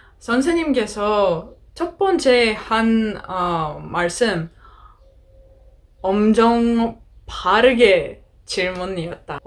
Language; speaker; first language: Korean; non-native, learner; Greek